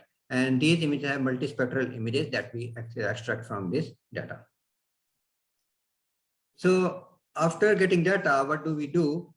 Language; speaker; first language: English; non-native, fluent; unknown